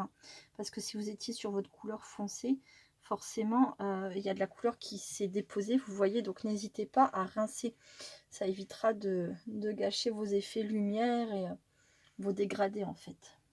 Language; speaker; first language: French; native; French